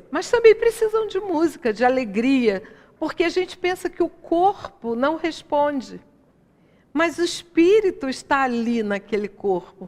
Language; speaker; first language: Portuguese; native; Portuguese